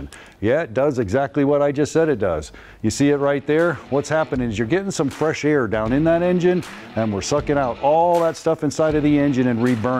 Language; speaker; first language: English; native; English